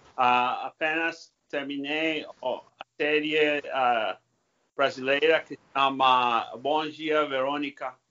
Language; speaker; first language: Portuguese; non-native, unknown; English